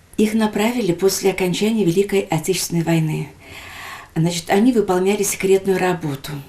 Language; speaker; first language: Russian; non-native, local second language; Chuvash